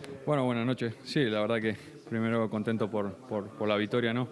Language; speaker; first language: Spanish; native; Spanish